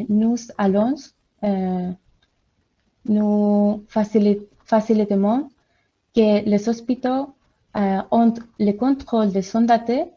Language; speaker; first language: French; non-native, learner; Spanish